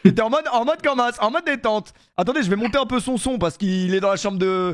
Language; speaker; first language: French; native; French